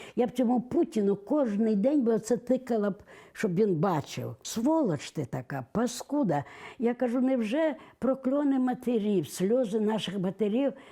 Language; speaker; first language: Ukrainian; non-native, local second language; Russian